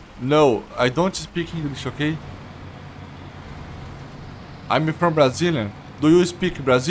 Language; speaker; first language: English; non-native, learner; Portuguese